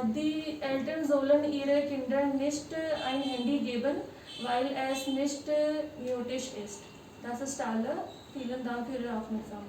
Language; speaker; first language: German; non-native, learner; Hindi